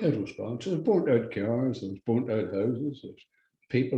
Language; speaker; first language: English; native; English